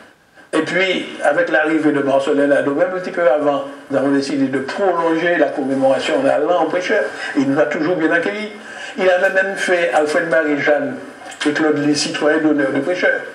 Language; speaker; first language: French; native; French